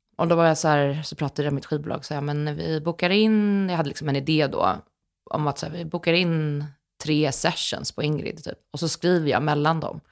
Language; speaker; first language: Swedish; native; Swedish